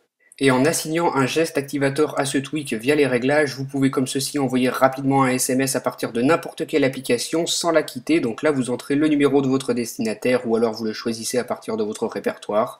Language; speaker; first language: French; native; French